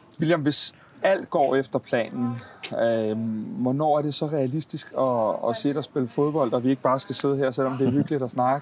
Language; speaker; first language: Danish; native; Danish